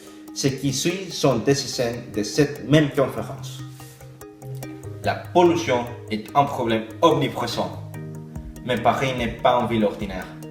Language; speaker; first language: French; non-native, learner; English